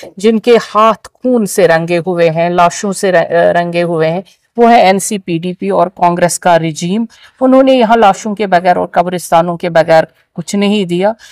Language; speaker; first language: Hindi; non-native, local second language; Kashmiri